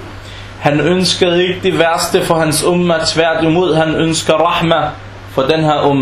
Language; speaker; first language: Danish; non-native, fluent; Arabic